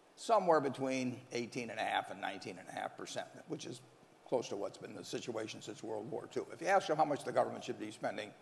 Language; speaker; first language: English; native; English